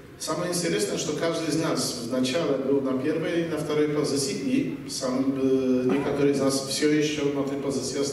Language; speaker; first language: Russian; non-native, fluent; Polish